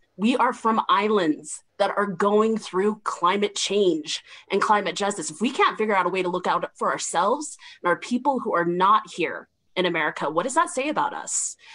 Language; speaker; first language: English; native; English